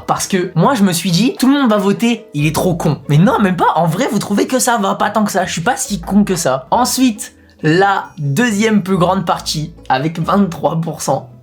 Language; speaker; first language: French; native; French